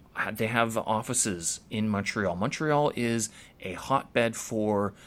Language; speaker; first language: English; native; English